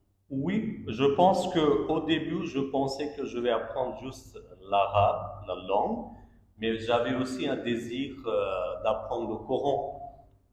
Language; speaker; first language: French; non-native, learner; Bangla